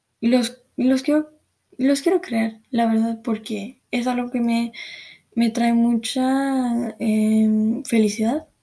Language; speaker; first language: Spanish; early bilingual, heritage; Spanish